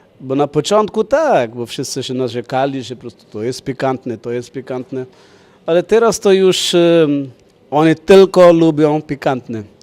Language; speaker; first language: Polish; non-native, fluent; Punjabi